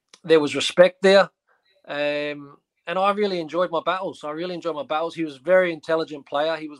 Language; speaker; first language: English; native; English